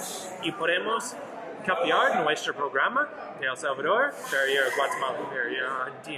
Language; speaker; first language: Spanish; non-native, learner; English